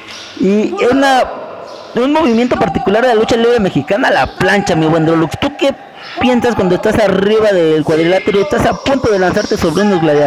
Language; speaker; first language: Spanish; native; Spanish